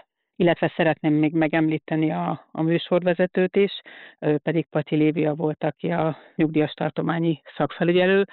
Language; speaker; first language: Hungarian; native; Hungarian